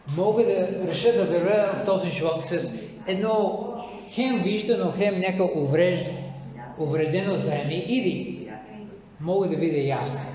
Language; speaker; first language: Bulgarian; non-native, fluent; English